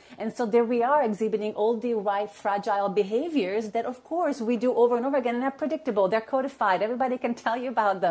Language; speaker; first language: English; non-native, fluent; Italian